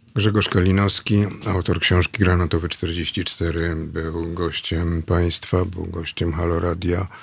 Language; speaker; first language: Polish; native; Polish